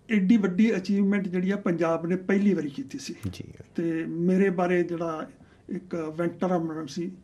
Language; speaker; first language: Punjabi; native; Punjabi